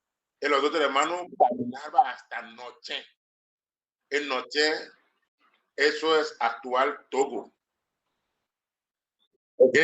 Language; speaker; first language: Spanish; non-native, learner; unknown